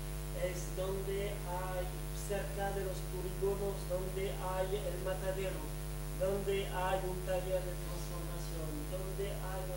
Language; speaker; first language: Spanish; non-native, fluent; French